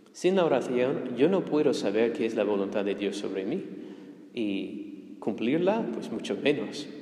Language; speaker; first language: Spanish; non-native, fluent; English